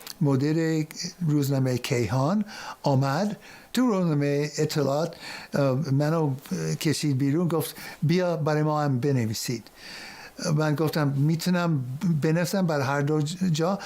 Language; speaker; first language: Persian; non-native, fluent; English